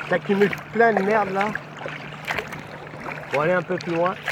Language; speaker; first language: French; native; French